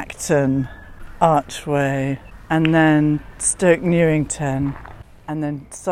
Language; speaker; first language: English; native; English